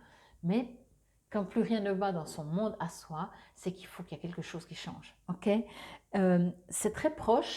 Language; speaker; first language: French; native; French